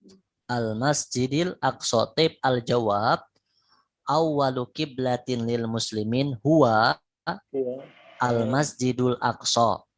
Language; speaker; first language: Arabic; non-native, fluent; Indonesian